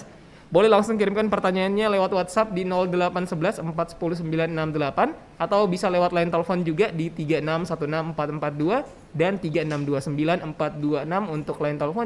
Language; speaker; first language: Indonesian; native; Indonesian